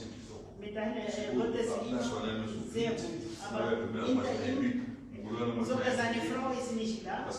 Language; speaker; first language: German; non-native, fluent; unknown